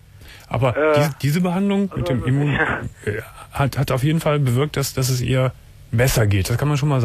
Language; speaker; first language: German; native; German